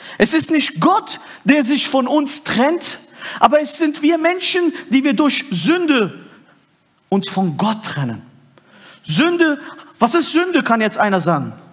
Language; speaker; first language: German; early bilingual, other home language; Turkish